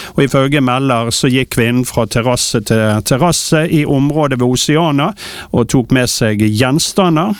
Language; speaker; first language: Norwegian; native; Norwegian